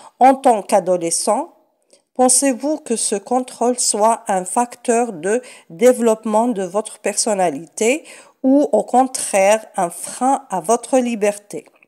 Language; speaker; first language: French; non-native, local second language; Arabic